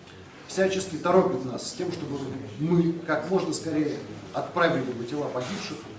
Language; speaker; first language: Russian; native; Russian